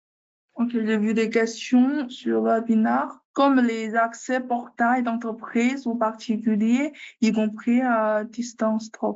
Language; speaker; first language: French; non-native, learner; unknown